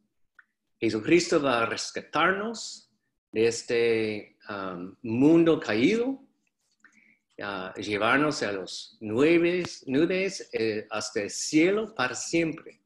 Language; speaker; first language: Spanish; non-native, fluent; English